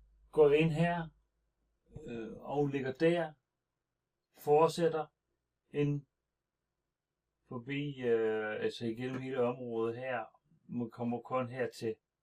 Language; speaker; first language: Danish; native; Danish